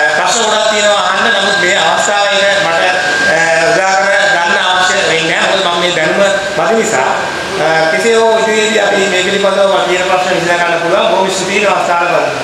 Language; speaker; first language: Sinhala; native; Sinhala